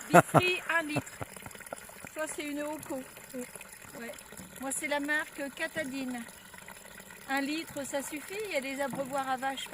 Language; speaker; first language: French; native; French